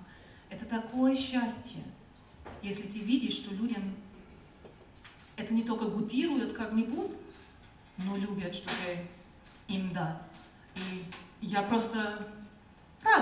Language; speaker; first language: Russian; non-native, learner; German